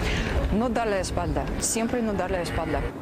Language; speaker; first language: Spanish; non-native, fluent; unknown